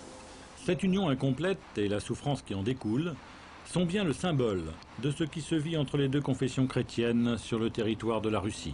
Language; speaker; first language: French; native; French